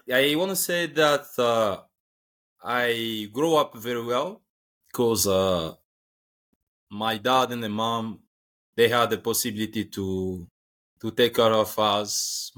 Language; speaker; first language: English; non-native, learner; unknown